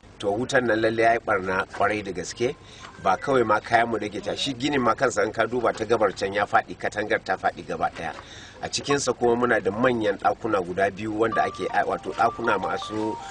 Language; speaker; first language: Hausa; native; Hausa